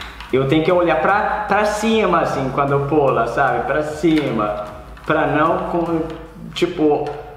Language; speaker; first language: Portuguese; non-native, fluent; Swedish